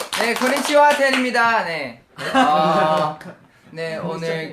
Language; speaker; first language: Korean; non-native, learner; Thai